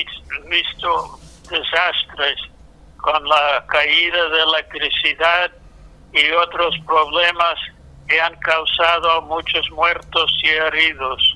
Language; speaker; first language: Spanish; non-native, fluent; English